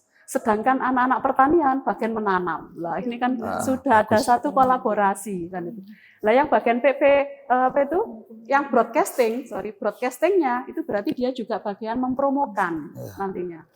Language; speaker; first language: Indonesian; native; Indonesian